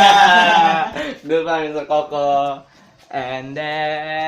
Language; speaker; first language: English; non-native, learner; Indonesian